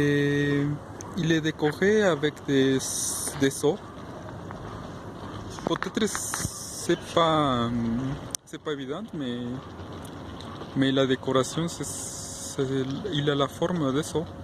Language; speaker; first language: French; non-native, fluent; Spanish